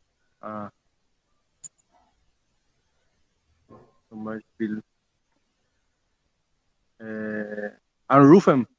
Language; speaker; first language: German; non-native, learner; Spanish